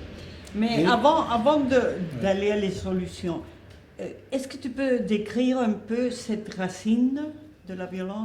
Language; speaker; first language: French; non-native, fluent; Spanish